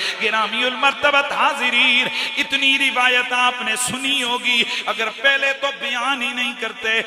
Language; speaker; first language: Urdu; non-native, local second language; Punjabi